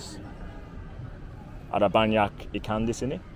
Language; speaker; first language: Indonesian; non-native, learner; English